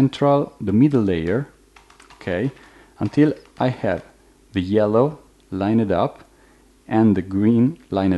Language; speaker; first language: English; non-native, fluent; Italian